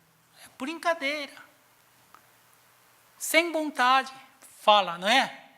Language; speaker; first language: Portuguese; non-native, learner; Korean